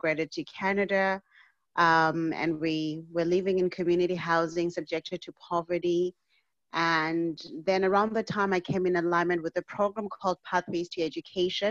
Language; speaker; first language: English; non-native, local second language; North Ndebele